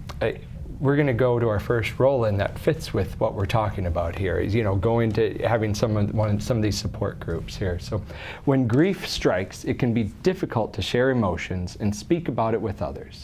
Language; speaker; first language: English; native; English